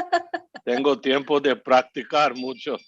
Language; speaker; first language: Spanish; non-native, learner; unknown